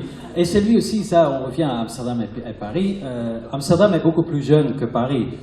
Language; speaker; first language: French; non-native, fluent; Dutch